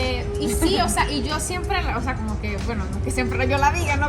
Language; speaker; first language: Spanish; native; Spanish